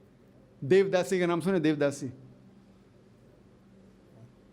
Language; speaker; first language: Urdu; non-native, local second language; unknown